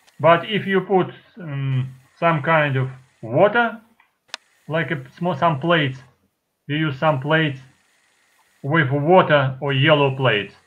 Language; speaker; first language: English; non-native, fluent; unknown